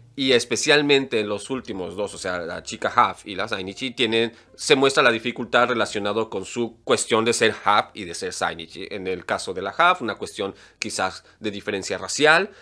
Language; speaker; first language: Spanish; native; Spanish